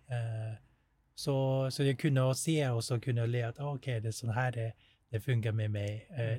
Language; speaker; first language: Swedish; non-native, fluent; Thai